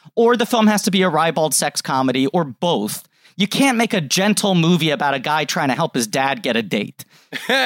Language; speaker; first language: English; native; English